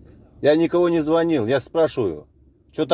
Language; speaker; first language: Russian; non-native, local second language; Kyrgyz